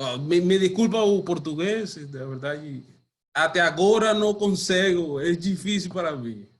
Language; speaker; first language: Portuguese; non-native, learner; Spanish